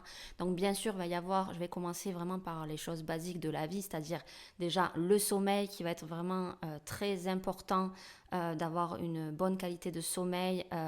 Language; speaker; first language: French; native; French